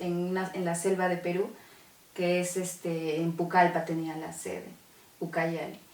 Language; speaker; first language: Spanish; non-native, local second language; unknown